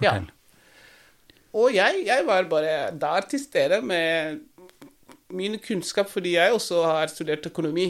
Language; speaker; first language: Norwegian; non-native, fluent; Wolof